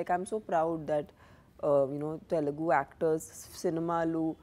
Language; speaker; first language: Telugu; non-native, local second language; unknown